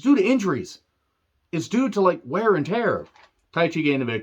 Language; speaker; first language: English; native; English